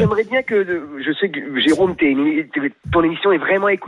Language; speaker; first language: French; native; French